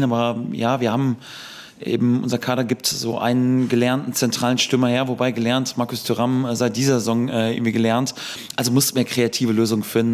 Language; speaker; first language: German; native; German